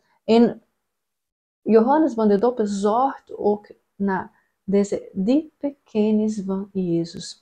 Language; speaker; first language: German; non-native, learner; Portuguese